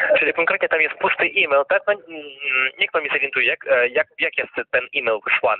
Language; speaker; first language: Polish; non-native, fluent; Russian